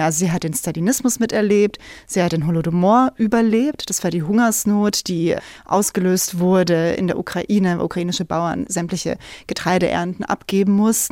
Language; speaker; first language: German; native; German